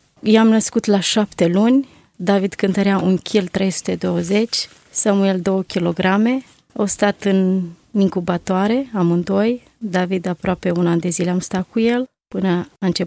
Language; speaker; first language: Romanian; native; Romanian